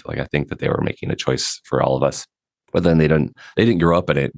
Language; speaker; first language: English; native; English